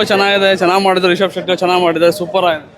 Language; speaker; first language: Kannada; native; Kannada